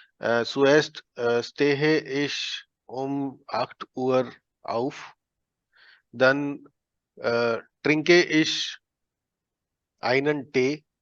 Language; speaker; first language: German; non-native, fluent; Hindi